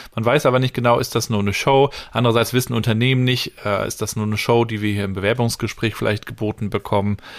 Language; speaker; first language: German; native; German